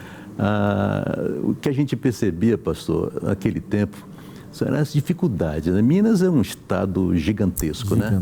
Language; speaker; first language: Portuguese; native; Portuguese